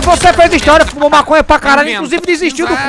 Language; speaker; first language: Portuguese; native; Portuguese